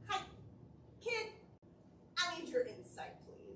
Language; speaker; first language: English; native; English